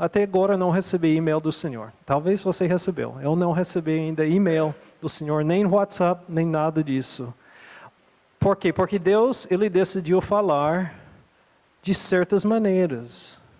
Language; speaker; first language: Portuguese; non-native, fluent; English